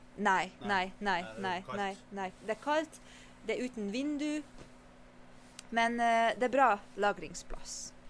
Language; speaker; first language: Norwegian; non-native, fluent; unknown